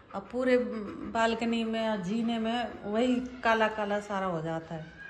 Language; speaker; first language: Hindi; native; Hindi